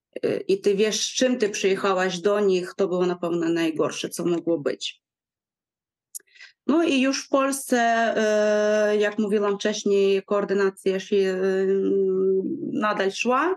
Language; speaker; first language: Polish; non-native, fluent; Ukrainian